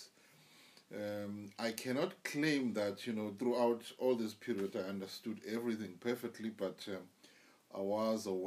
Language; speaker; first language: English; non-native, local second language; Zulu